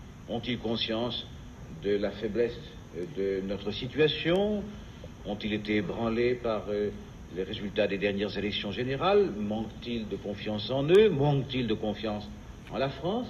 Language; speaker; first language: French; native; French